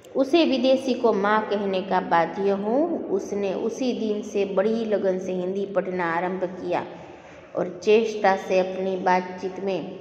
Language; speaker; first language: Hindi; non-native, local second language; Gujarati